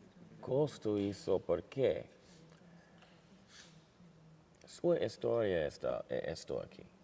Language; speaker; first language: Portuguese; non-native, learner; English